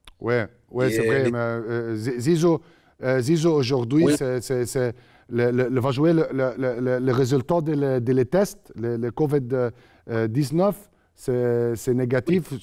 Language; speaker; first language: French; non-native, learner; Arabic